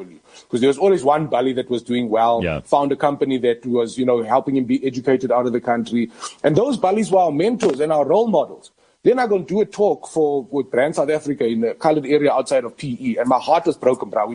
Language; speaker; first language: English; native; English